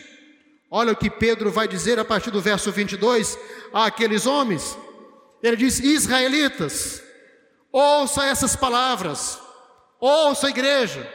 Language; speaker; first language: Portuguese; native; Portuguese